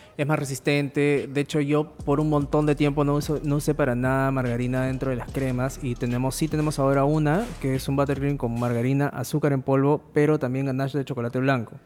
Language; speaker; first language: Spanish; native; Spanish